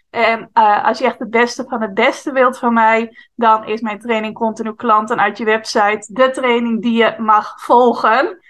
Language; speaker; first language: Dutch; native; Dutch